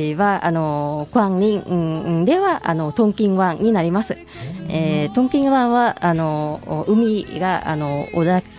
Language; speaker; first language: Japanese; non-native, fluent; Vietnamese